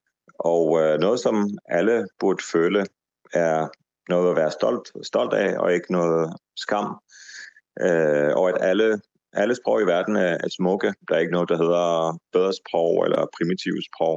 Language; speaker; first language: Danish; non-native, fluent; Hebrew